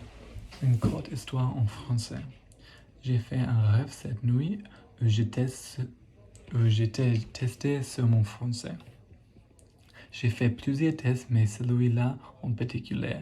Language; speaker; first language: French; non-native, learner; English